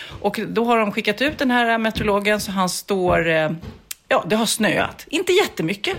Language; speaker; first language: Swedish; native; Swedish